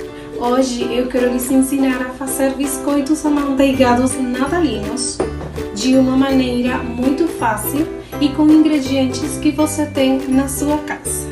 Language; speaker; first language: Portuguese; non-native, fluent; Spanish